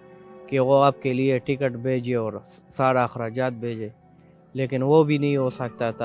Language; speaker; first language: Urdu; non-native, local second language; Pashto